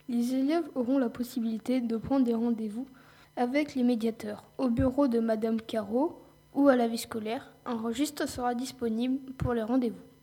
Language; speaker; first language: French; native; French